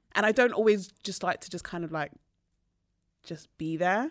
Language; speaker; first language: English; native; English